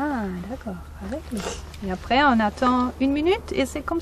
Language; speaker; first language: French; non-native, learner; German